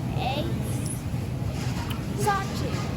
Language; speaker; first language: English; native; English